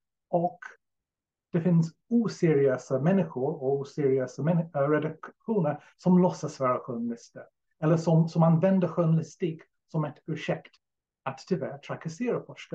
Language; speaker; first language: Swedish; non-native, fluent; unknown